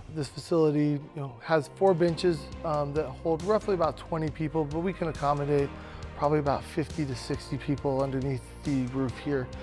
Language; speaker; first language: English; native; English